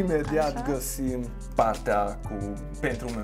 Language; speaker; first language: Romanian; non-native, local second language; Hungarian